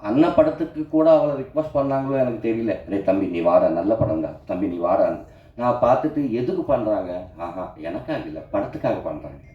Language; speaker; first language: Tamil; non-native, local second language; Telugu